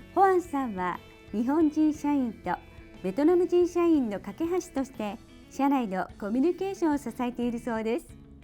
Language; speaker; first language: Japanese; native; Japanese